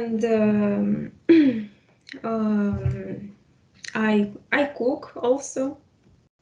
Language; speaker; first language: English; non-native, fluent; Russian